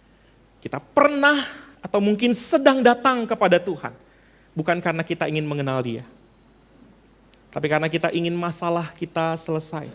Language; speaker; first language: Indonesian; native; Indonesian